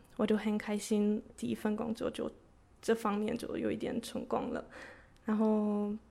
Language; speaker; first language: Chinese; non-native, fluent; German